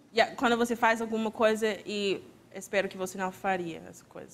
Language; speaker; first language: Portuguese; non-native, fluent; English